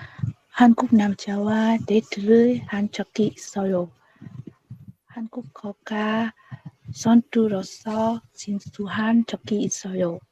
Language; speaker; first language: Korean; non-native, learner; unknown